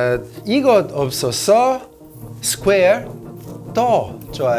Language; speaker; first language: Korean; non-native, learner; Italian